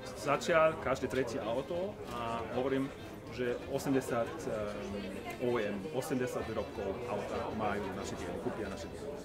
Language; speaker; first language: Slovak; non-native, learner; German